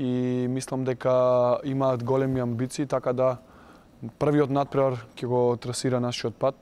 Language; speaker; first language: Macedonian; native; Macedonian